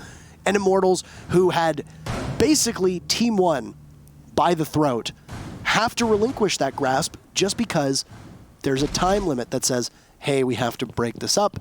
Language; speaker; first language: English; native; English